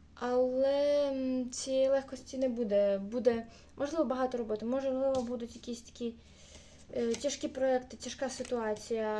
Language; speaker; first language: Ukrainian; native; Ukrainian